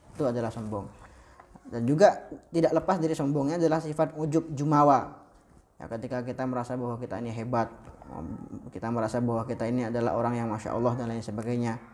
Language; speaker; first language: Indonesian; non-native, local second language; Madurese